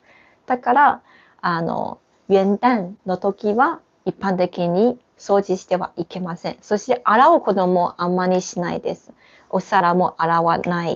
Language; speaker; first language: Japanese; non-native, fluent; Chinese